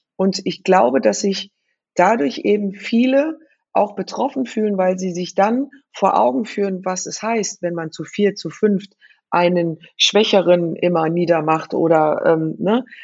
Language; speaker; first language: German; native; German